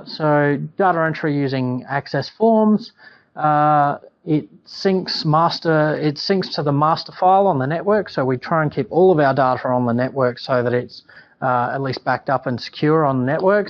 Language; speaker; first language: English; native; English